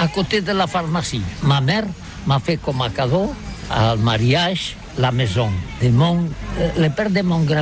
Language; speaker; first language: French; non-native, learner; Catalan